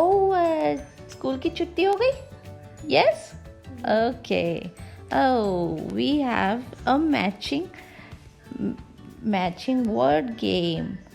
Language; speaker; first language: English; non-native, local second language; Hindi